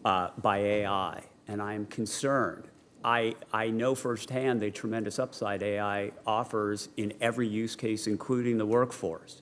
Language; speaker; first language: English; native; English